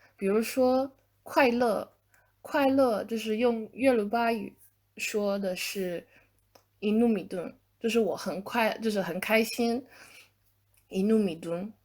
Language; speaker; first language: Chinese; non-native, fluent; English